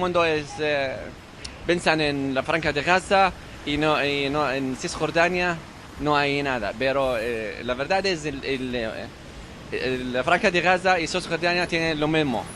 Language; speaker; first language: Spanish; non-native, learner; Arabic